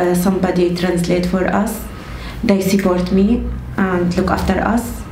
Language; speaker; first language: English; non-native, learner; Arabic